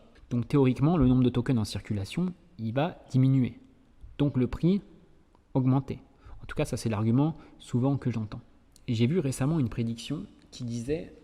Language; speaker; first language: French; native; French